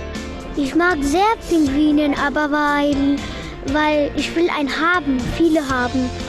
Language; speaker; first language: German; non-native, learner; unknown